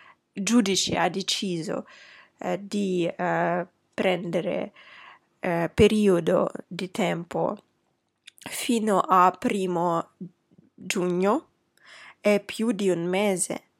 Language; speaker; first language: Italian; non-native, fluent; Russian